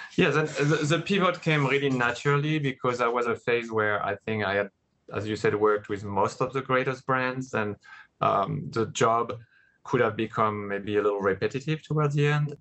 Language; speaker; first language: English; non-native, fluent; French